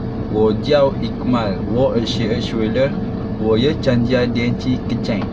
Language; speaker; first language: Chinese; non-native, learner; Malay